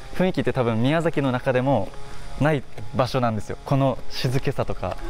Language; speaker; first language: Japanese; native; Japanese